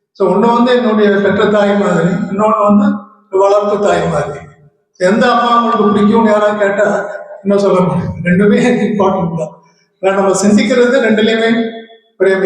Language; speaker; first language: Tamil; non-native, local second language; Malayalam